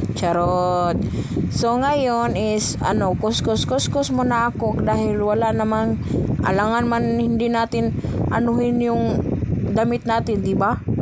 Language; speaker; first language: Filipino; non-native, local second language; Cebuano